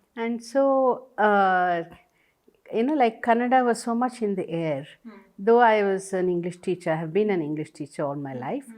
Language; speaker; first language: English; non-native, local second language; Tamil